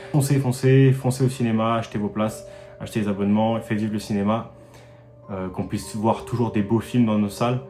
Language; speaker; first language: French; native; French